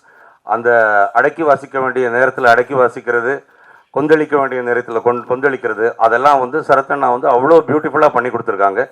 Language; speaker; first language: Tamil; native; Tamil